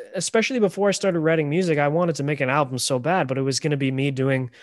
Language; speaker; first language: English; native; English